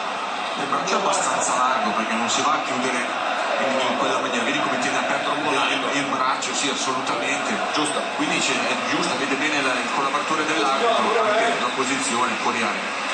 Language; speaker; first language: Italian; native; Italian